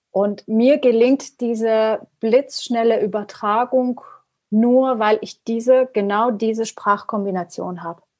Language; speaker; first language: German; early bilingual, other home language; Persian